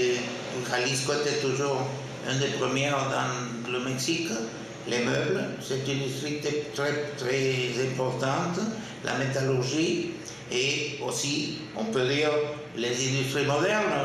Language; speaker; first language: French; non-native, fluent; Spanish